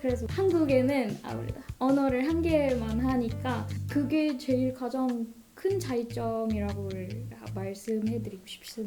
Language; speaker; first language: Korean; non-native, fluent; Malay